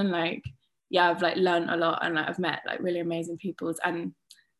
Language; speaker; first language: English; native; English